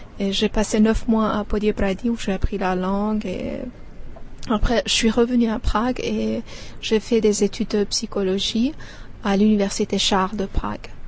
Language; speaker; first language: French; non-native, fluent; Persian